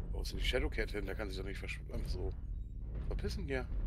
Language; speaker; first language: German; native; German